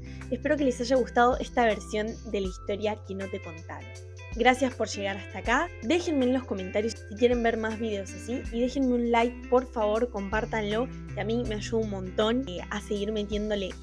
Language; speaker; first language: Spanish; native; Spanish